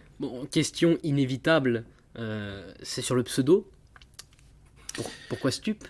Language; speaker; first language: French; native; French